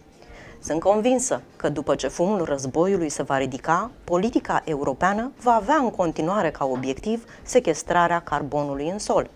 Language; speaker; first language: Romanian; native; Romanian